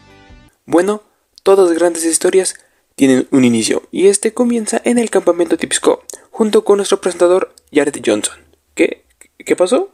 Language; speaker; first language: Spanish; native; Spanish